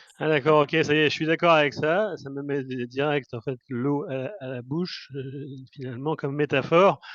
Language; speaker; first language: French; native; French